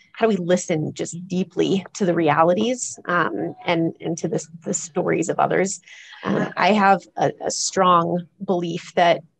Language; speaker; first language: English; native; English